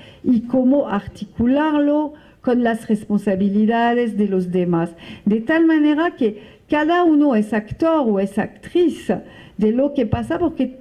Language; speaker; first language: Spanish; non-native, fluent; French